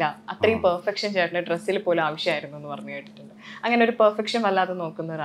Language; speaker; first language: Malayalam; native; Malayalam